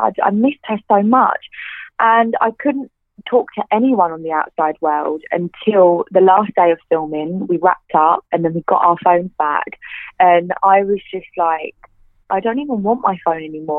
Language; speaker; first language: English; native; English